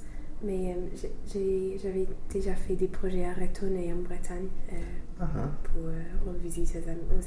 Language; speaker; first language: French; non-native, fluent; English